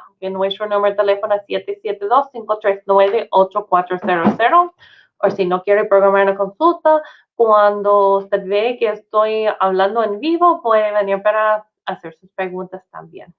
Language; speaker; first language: Spanish; non-native, fluent; English